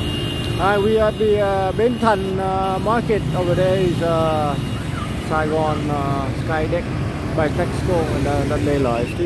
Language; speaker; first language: English; non-native, learner; Vietnamese